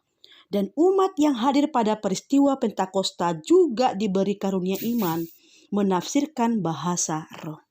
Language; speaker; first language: Indonesian; native; Indonesian